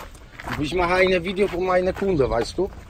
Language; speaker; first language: German; non-native, learner; Polish